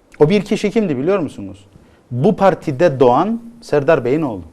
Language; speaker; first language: Turkish; native; Turkish